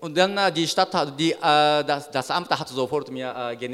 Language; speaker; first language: German; non-native, learner; Japanese